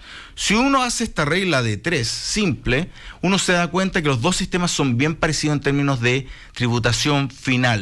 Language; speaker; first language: Spanish; native; Spanish